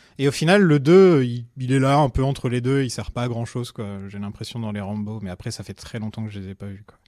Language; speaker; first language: French; native; French